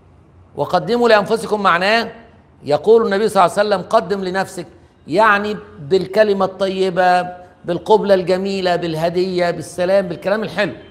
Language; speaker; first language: Arabic; native; Arabic